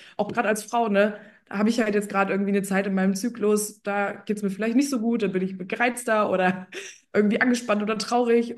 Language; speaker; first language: German; early bilingual, other home language; Polish